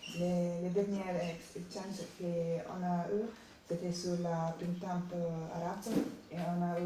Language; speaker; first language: French; non-native, learner; Italian